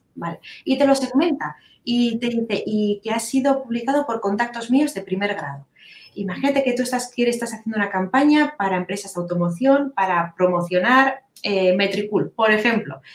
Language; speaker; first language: Spanish; native; Spanish